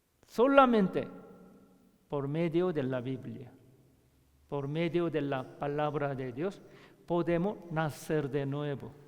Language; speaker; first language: Spanish; non-native, learner; Korean